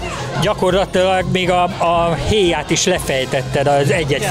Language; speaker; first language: Hungarian; native; Hungarian